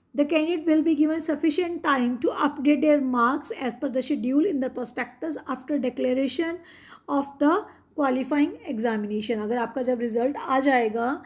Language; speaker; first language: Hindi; non-native, local second language; Punjabi